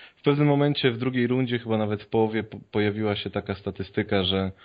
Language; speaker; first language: Polish; native; Polish